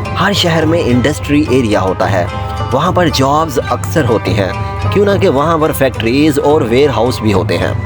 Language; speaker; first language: Urdu; non-native, local second language; Punjabi